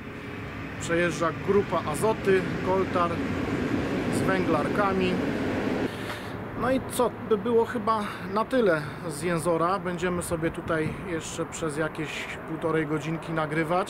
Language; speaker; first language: Polish; native; Polish